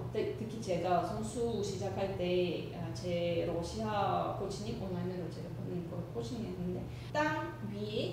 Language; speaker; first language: Korean; non-native, learner; Russian